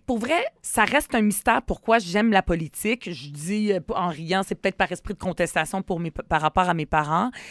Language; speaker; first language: French; early bilingual, other home language; Arabic